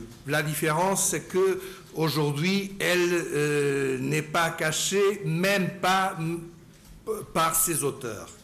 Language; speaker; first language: French; non-native, fluent; Portuguese